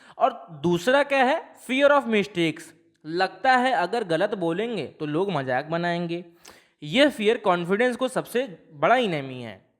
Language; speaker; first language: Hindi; non-native, local second language; Bhojpuri